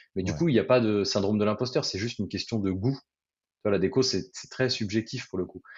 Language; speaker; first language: French; native; French